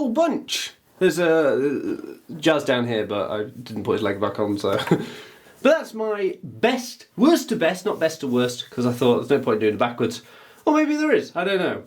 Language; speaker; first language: English; native; English